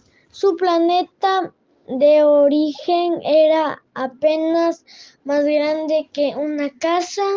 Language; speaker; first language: Spanish; non-native, learner; French